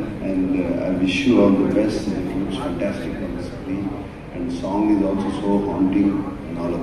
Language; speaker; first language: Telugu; native; Telugu